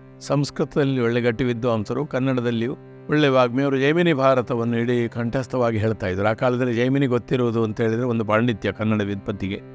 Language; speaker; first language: Kannada; non-native, local second language; Marathi